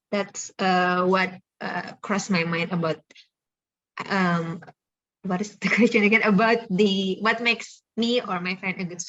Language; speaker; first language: English; non-native, fluent; Indonesian